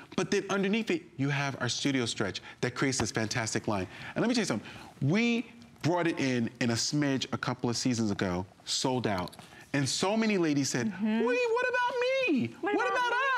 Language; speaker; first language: English; native; English